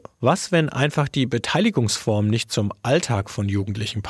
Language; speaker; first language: German; native; German